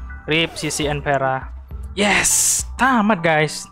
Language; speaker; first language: English; non-native, local second language; Indonesian